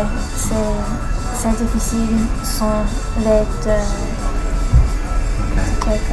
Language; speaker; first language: French; non-native, learner; English